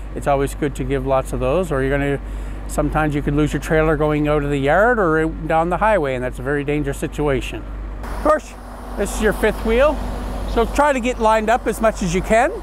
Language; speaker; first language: English; native; English